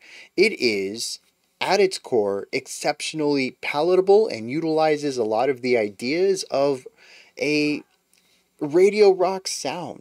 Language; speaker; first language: English; native; English